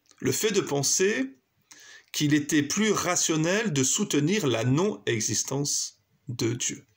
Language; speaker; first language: French; native; French